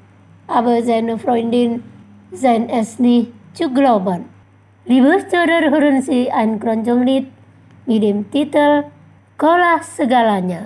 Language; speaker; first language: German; non-native, fluent; Indonesian